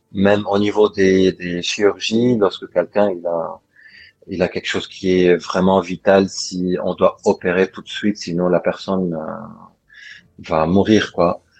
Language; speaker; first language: French; non-native, local second language; Arabic